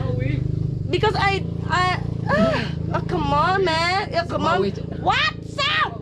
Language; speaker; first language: English; non-native, learner; Sundanese